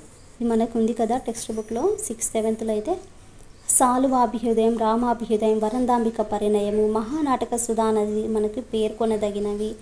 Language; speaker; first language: Telugu; native; Telugu